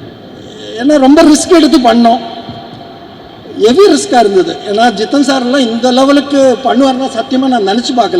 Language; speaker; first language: Tamil; non-native, learner; Malayalam